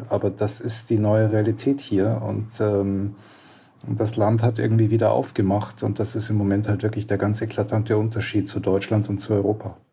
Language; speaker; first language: German; native; German